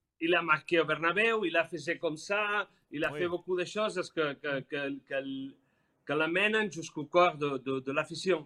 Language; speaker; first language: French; non-native, learner; Spanish